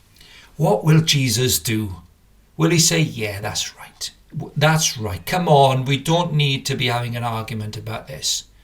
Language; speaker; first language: English; native; English